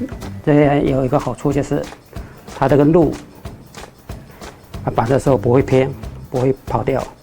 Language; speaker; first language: Chinese; native; Chinese